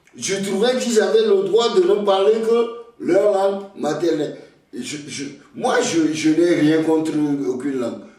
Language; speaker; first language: French; non-native, local second language; Ewe